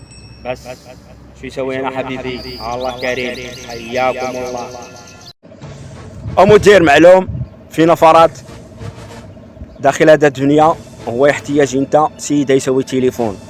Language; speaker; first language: Arabic; non-native, learner; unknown